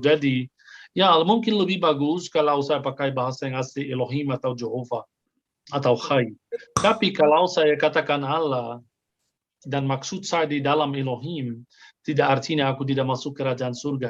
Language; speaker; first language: Indonesian; non-native, fluent; Arabic